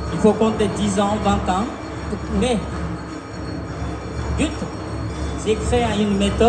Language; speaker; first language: French; non-native, fluent; Japanese